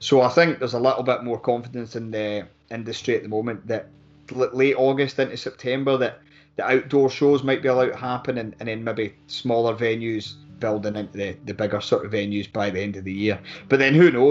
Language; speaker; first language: English; native; English